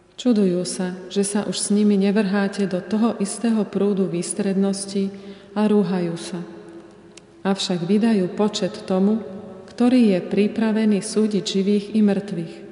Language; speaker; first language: Slovak; native; Slovak